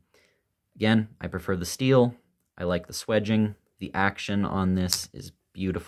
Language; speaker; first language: English; native; English